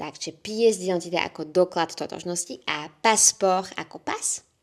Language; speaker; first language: Slovak; native; Slovak